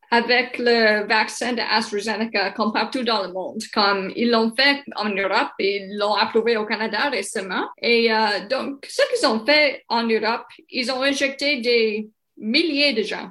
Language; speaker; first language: French; non-native, local second language; English